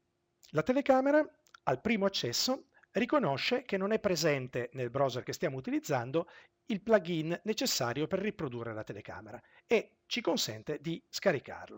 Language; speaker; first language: Italian; native; Italian